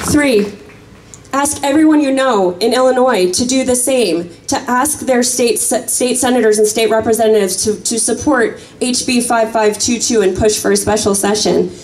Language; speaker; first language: English; native; English